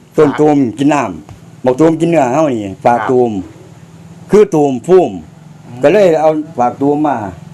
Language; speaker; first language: Thai; native; Thai